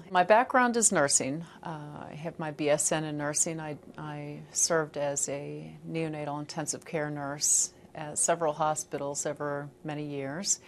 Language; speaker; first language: English; native; English